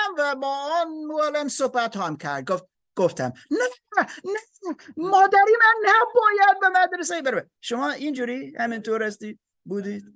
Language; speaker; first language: Persian; non-native, learner; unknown